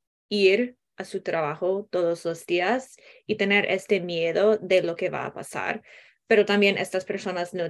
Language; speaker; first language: Spanish; non-native, learner; English